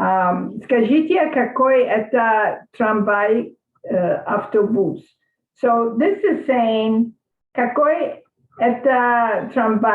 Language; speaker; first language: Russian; non-native, learner; English